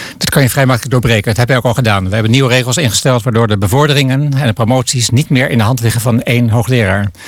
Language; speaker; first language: Dutch; native; Dutch